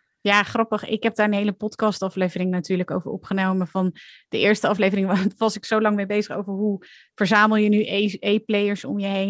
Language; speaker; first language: Dutch; native; Dutch